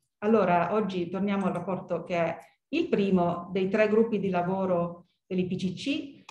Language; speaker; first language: Italian; early bilingual, heritage; Italian